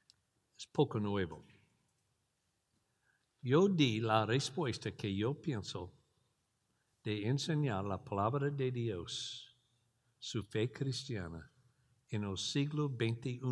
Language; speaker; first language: Spanish; non-native, learner; English